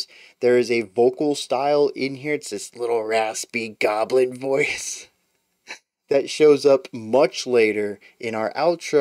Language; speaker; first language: English; native; English